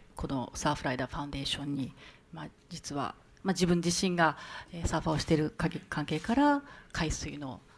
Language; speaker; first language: Japanese; native; Japanese